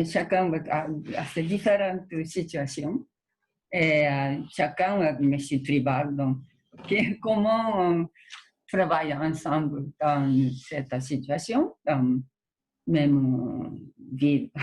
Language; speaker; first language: French; non-native, learner; Japanese